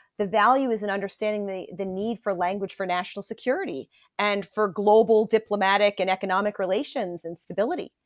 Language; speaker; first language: English; native; English